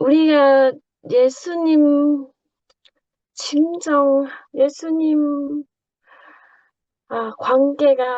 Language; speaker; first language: Korean; non-native, learner; Thai